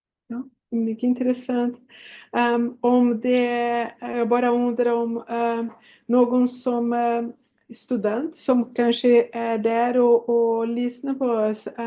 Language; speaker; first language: Swedish; non-native, fluent; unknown